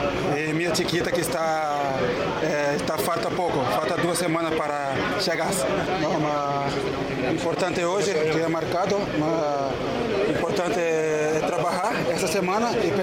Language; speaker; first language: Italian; non-native, learner; Portuguese